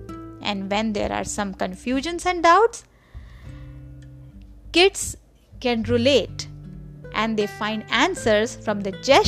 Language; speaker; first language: English; non-native, local second language; Marathi